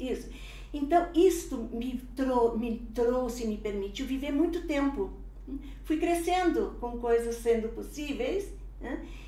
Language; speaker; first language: Portuguese; early bilingual, other home language; Italian